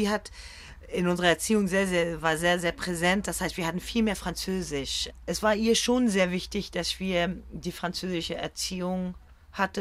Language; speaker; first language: German; early bilingual, other home language; French